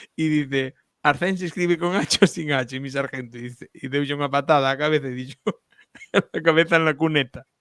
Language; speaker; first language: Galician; non-native, local second language; Spanish